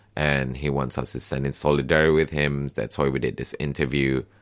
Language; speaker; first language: English; non-native, local second language; Malay